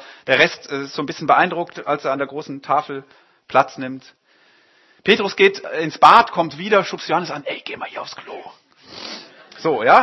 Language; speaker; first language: German; native; German